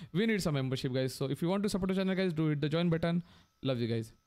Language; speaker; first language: Hindi; non-native, local second language; Marathi